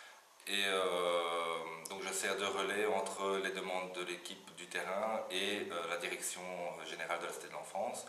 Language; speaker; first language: French; native; French